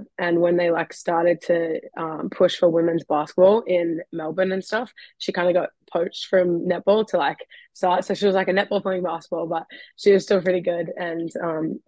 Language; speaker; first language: English; native; English